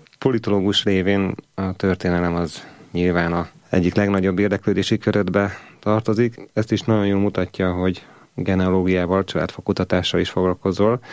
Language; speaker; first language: Hungarian; native; Hungarian